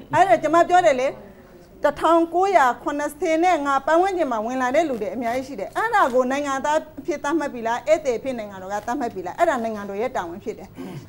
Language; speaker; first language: Burmese; native; Burmese